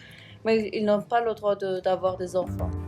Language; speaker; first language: French; non-native, fluent; Persian